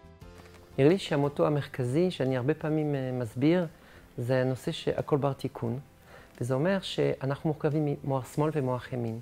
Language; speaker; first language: Hebrew; non-native, fluent; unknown